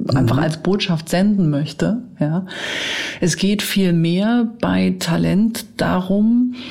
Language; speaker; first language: German; native; German